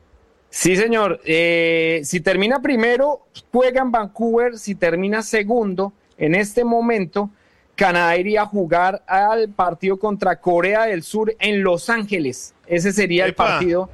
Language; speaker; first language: Spanish; native; Spanish